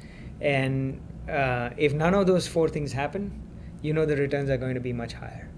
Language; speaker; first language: English; non-native, local second language; Gujarati